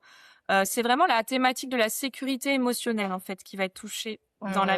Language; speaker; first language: French; native; French